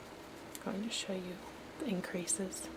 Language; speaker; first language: English; native; English